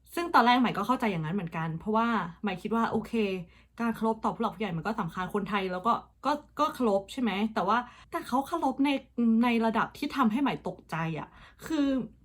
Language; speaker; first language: Thai; early bilingual, heritage; Thai